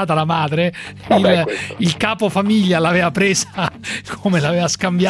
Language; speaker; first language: Italian; native; Italian